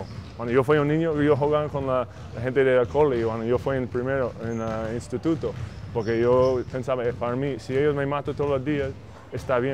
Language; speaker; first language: Spanish; non-native, fluent; English